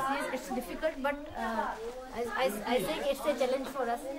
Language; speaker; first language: English; non-native, learner; Hindi